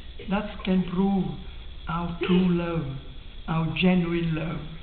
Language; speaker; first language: English; non-native, fluent; Vietnamese